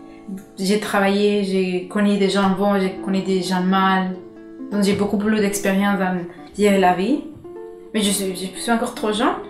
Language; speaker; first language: French; non-native, learner; Spanish